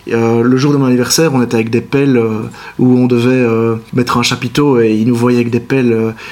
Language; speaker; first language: French; native; French